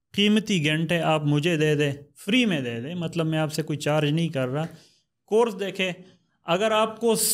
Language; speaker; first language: Urdu; non-native, local second language; Pashto